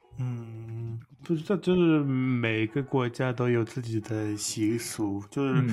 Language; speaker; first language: Chinese; non-native, learner; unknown